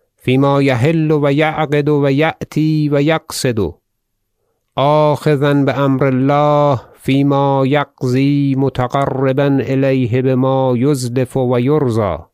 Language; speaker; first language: Arabic; non-native, fluent; Persian